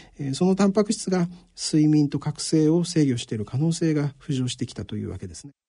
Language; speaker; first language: Japanese; native; Japanese